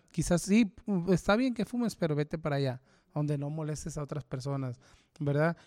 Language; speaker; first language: Spanish; early bilingual, heritage; Spanish